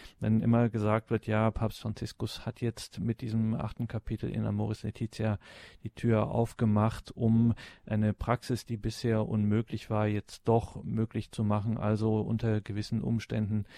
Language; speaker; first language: German; native; German